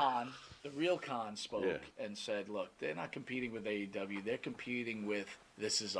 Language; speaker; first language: English; native; English